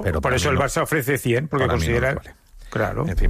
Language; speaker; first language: Spanish; native; Spanish